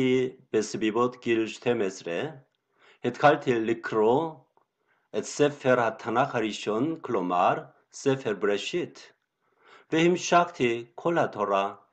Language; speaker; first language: Hebrew; non-native, fluent; Korean